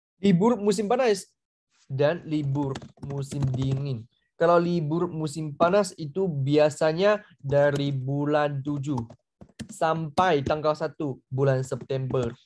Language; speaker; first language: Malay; non-native, fluent; Chinese